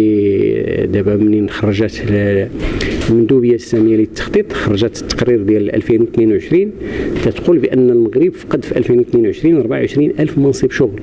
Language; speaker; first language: Arabic; native; Arabic